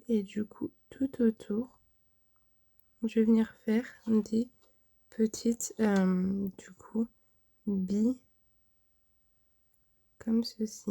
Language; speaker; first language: French; native; French